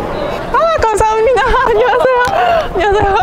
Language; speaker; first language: Korean; non-native, fluent; Estonian